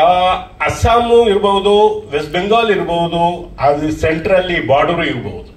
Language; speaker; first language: Kannada; non-native, learner; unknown